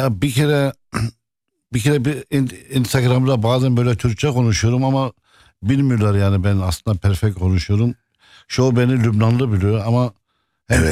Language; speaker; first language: Turkish; non-native, fluent; Arabic